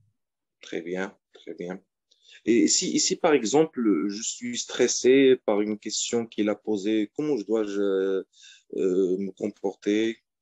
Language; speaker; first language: French; non-native, fluent; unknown